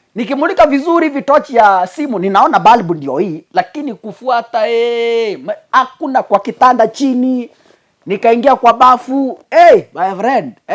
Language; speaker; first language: Swahili; non-native, local second language; Gusii